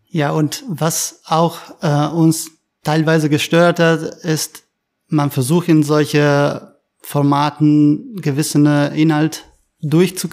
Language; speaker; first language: German; non-native, fluent; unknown